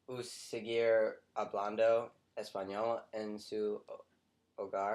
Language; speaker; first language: Spanish; non-native, learner; English